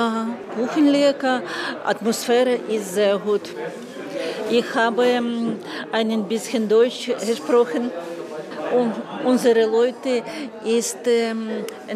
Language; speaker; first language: German; non-native, learner; Ukrainian